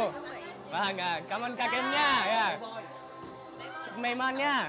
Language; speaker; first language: Vietnamese; non-native, learner; English